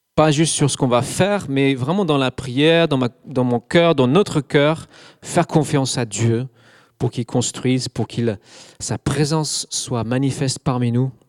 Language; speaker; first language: French; non-native, fluent; English